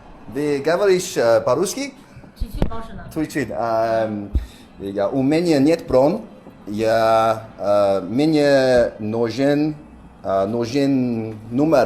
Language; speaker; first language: Russian; non-native, learner; English